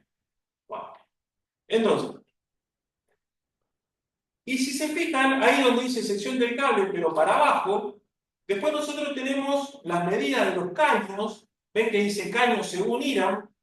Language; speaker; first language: Spanish; native; Spanish